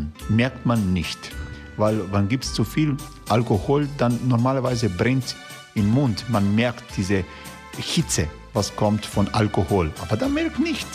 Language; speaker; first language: German; non-native, learner; Croatian